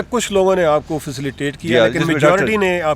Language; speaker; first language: Urdu; native; Urdu